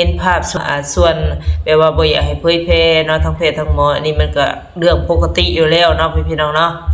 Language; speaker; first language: Thai; non-native, local second language; Lao